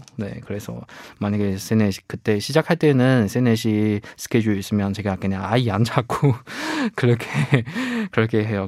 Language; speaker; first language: Korean; non-native, fluent; Chinese